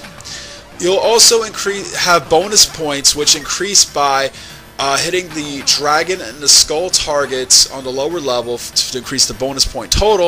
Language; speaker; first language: English; native; English